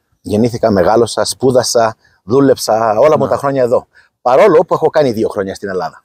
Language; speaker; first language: Greek; early bilingual, heritage; Greek